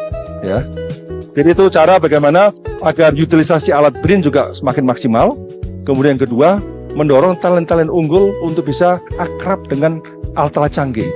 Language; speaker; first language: Indonesian; native; Indonesian